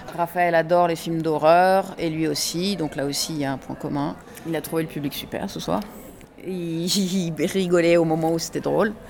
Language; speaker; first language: French; early bilingual, other home language; English